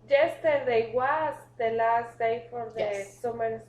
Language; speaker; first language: English; non-native, learner; Spanish